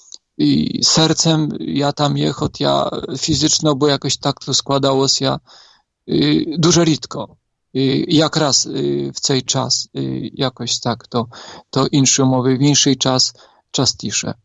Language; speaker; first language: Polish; non-native, learner; Ukrainian